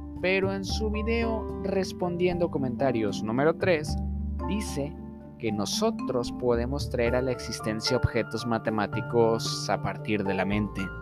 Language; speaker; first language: Spanish; native; Spanish